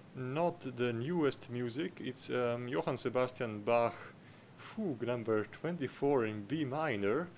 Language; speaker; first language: English; non-native, fluent; Slovenian